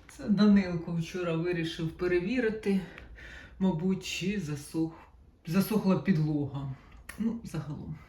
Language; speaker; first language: Ukrainian; non-native, local second language; Russian